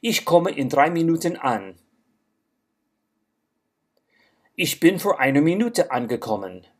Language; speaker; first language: German; non-native, fluent; English